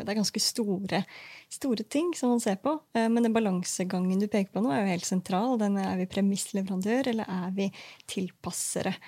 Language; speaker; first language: Norwegian; native; Norwegian